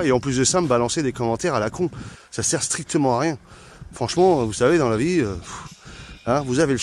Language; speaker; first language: French; native; French